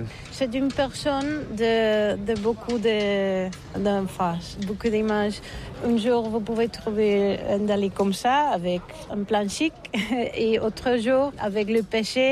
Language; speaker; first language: French; non-native, learner; Catalan